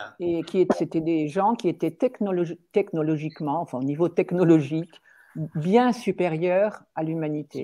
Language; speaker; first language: French; native; French